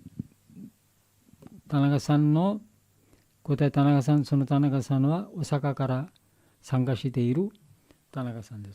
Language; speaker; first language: Japanese; non-native, learner; Bangla